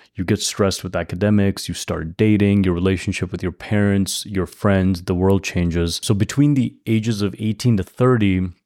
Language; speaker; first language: English; early bilingual, other home language; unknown